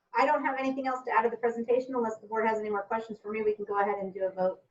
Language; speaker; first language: English; native; English